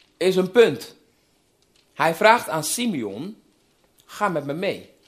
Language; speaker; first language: Dutch; non-native, fluent; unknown